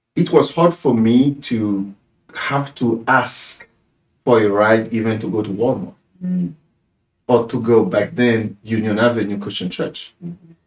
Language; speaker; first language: English; non-native, fluent; Haitian Creole